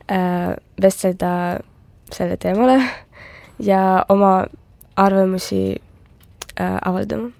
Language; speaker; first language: Estonian; non-native, local second language; Russian